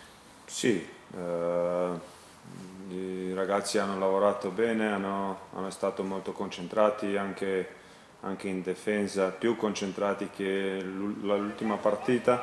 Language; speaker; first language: Italian; non-native, learner; Croatian